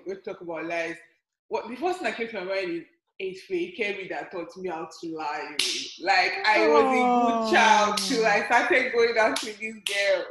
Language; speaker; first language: English; non-native, local second language; Yoruba